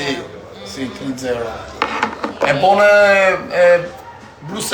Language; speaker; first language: Italian; non-native, learner; Albanian